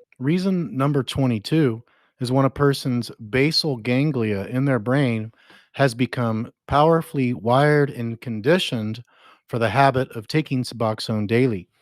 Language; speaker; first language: English; native; English